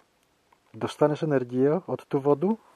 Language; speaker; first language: Czech; non-native, learner; Greek